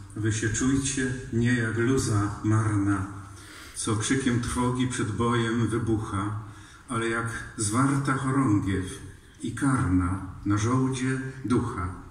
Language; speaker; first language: Polish; native; Polish